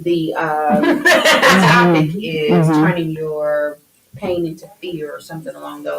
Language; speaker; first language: English; native; English